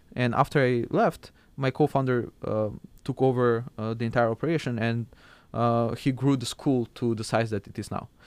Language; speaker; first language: English; non-native, fluent; Macedonian